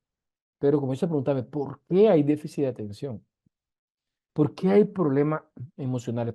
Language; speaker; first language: Spanish; native; Spanish